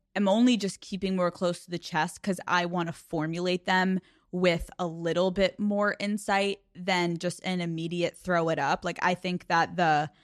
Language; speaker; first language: English; native; English